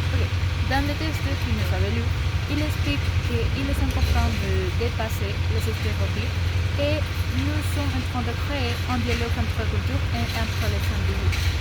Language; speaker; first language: French; non-native, learner; Spanish